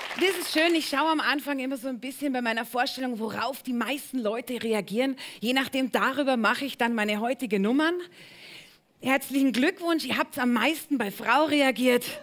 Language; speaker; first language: German; native; German